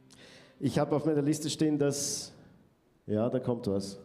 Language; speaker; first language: German; native; German